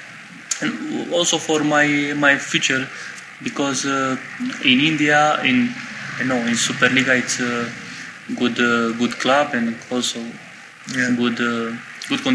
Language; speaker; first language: English; non-native, learner; Romanian